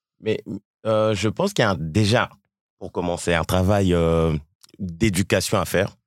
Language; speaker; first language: French; early bilingual, other home language; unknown